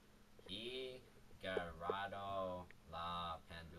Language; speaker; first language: Spanish; non-native, learner; English